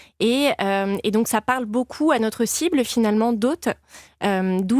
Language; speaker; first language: French; native; French